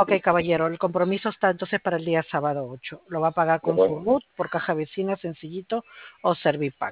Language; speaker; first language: Spanish; native; Spanish